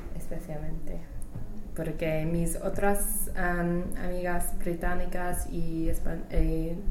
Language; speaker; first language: Spanish; non-native, learner; English